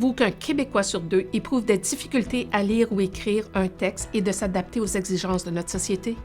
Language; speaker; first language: French; native; French